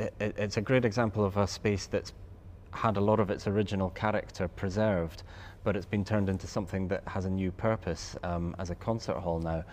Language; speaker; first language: English; native; English